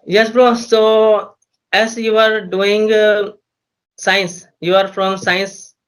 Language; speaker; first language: English; non-native, learner; Hindi